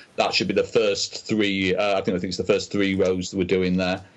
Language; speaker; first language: English; native; English